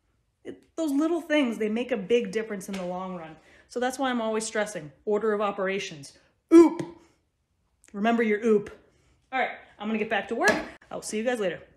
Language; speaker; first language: English; native; English